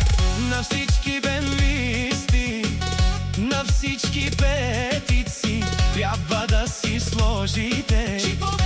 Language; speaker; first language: Bulgarian; non-native, local second language; Romany